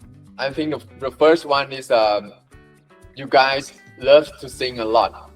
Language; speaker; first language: English; non-native, learner; Thai